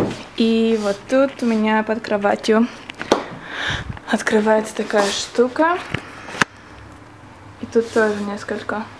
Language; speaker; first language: Russian; early bilingual, heritage; Russian